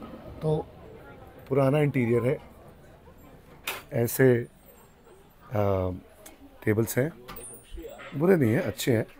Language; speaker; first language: Hindi; native; Hindi